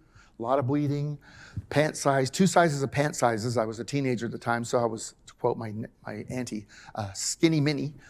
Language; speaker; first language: English; native; English